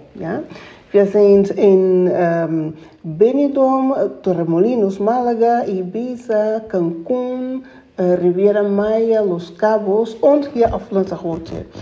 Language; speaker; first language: German; non-native, fluent; Portuguese